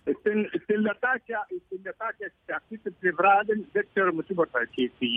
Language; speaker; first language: Greek; non-native, learner; Arabic